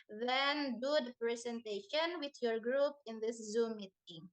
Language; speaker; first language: English; non-native, learner; Indonesian